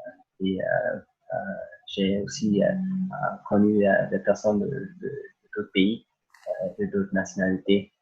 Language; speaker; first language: French; early bilingual, other home language; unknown